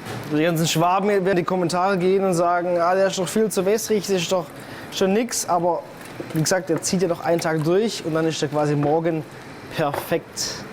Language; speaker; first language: German; native; German